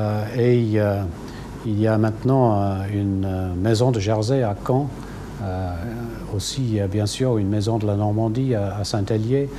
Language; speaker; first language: French; non-native, local second language; English